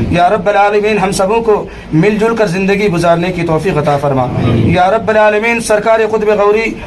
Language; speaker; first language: Urdu; native; Urdu